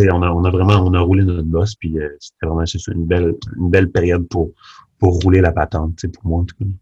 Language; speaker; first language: French; early bilingual, other home language; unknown